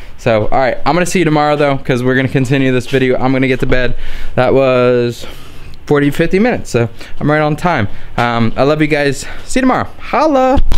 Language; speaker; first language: English; native; English